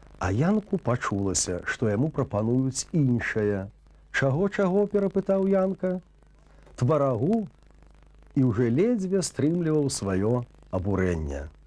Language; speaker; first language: Belarusian; native; Belarusian